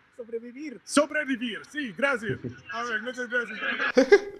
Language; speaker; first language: Spanish; non-native, learner; English